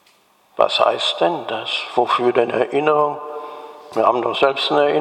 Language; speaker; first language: German; native; German